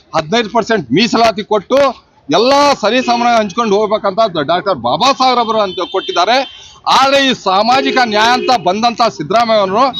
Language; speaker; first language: Kannada; non-native, local second language; Lambadi